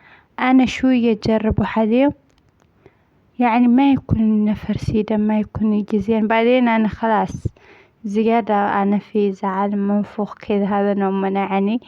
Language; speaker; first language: Arabic; non-native, learner; Amharic